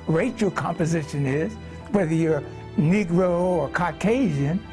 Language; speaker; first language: English; native; English